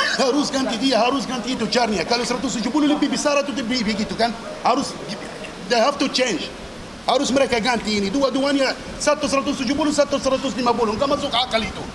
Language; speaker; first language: Indonesian; non-native, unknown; Arabic